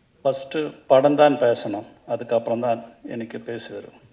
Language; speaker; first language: Tamil; non-native, learner; Malayalam